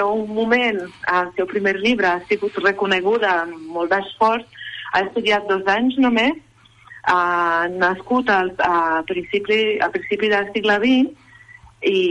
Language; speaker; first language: Catalan; non-native, fluent; Portuguese